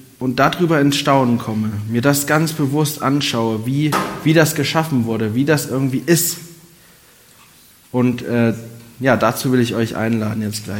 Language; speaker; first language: German; native; German